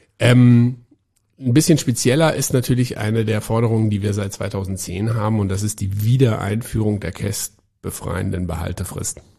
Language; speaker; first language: German; native; German